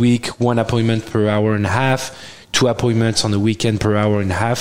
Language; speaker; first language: English; non-native, fluent; French